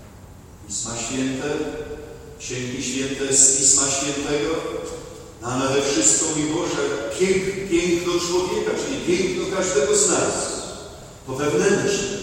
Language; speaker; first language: Polish; native; Polish